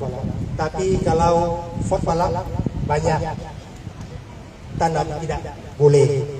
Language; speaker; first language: Indonesian; non-native, learner; Thai